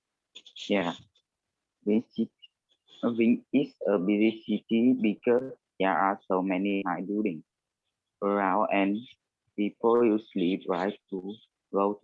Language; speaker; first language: English; non-native, learner; Vietnamese